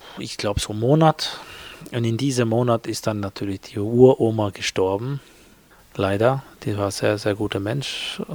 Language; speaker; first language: German; non-native, fluent; Albanian